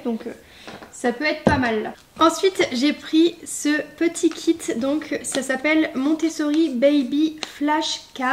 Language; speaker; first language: French; native; French